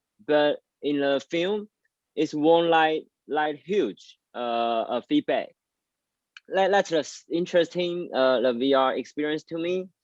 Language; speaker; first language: English; non-native, learner; Chinese